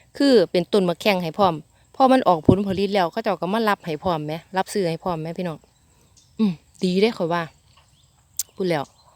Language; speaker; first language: Thai; native; Thai